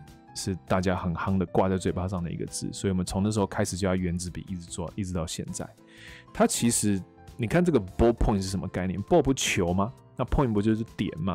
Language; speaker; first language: Chinese; native; Chinese